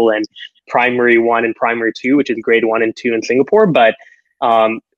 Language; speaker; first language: English; early bilingual, other home language; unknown